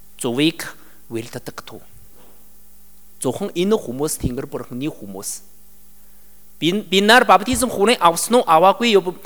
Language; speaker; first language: Mongolian; non-native, learner; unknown